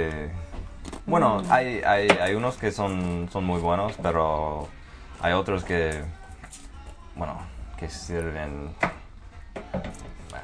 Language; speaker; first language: Spanish; non-native, fluent; English